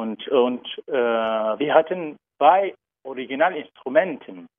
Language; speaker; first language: German; non-native, learner; Turkish